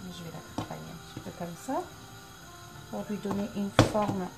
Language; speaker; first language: French; non-native, local second language; Arabic